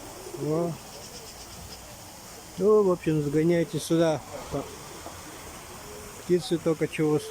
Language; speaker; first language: Russian; native; Russian